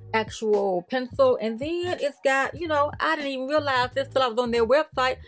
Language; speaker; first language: English; native; English